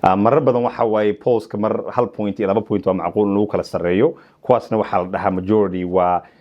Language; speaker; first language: Somali; early bilingual, heritage; Somali